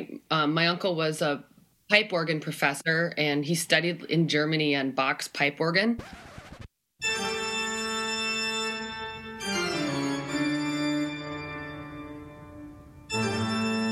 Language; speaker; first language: English; native; English